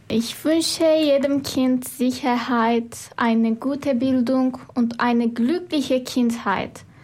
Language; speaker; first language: German; non-native, learner; Turkish